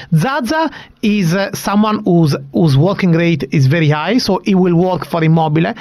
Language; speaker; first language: English; non-native, fluent; Italian